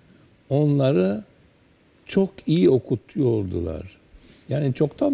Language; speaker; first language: Turkish; early bilingual, heritage; Turkish